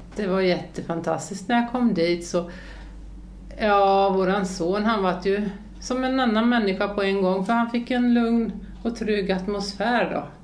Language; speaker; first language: Swedish; early bilingual, other home language; Finnish